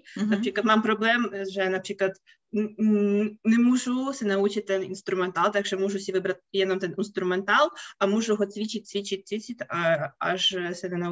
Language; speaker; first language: Czech; non-native, fluent; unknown